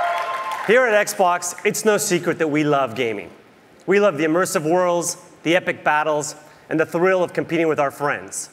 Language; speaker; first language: English; native; English